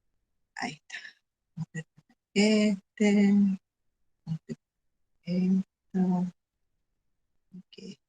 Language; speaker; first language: Spanish; native; Spanish